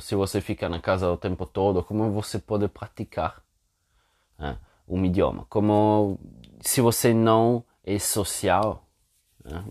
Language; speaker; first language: Portuguese; non-native, fluent; Italian